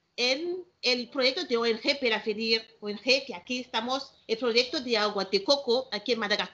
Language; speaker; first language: Spanish; non-native, learner; Malagasy